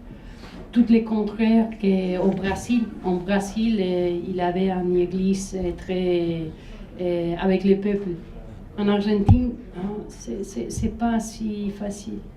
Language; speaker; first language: French; non-native, fluent; Spanish